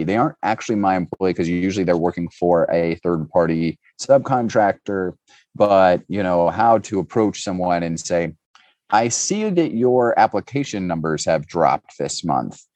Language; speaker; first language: English; native; English